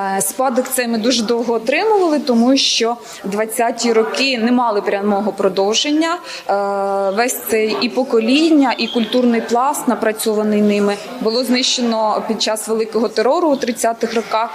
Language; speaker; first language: Ukrainian; native; Ukrainian